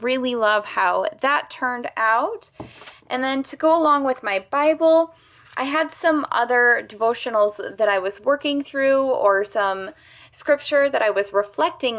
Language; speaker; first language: English; native; English